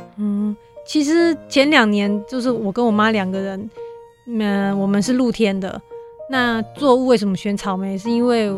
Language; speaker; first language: Chinese; native; Chinese